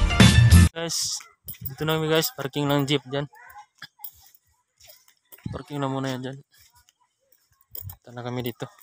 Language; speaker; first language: Filipino; non-native, local second language; Bikol